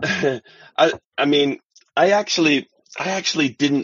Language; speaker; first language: English; native; English